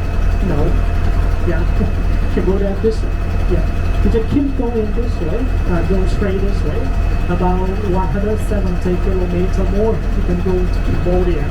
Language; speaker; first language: English; non-native, learner; Vietnamese